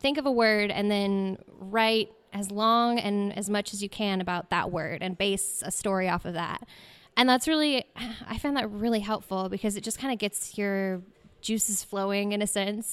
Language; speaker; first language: English; native; English